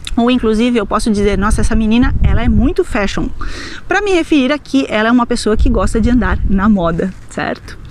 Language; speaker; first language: Portuguese; native; Portuguese